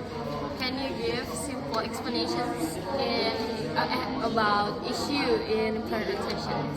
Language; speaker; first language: English; non-native, learner; Indonesian